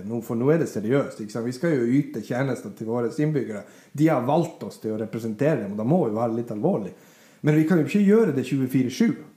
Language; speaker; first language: Norwegian; non-native, fluent; Bosnian